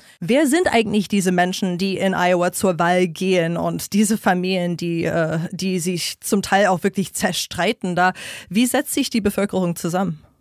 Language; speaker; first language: German; non-native, fluent; English